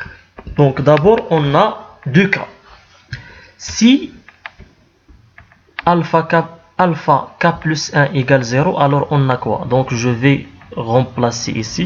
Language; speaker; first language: French; non-native, local second language; Arabic